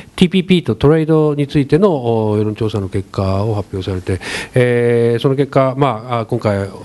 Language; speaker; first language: Japanese; native; Japanese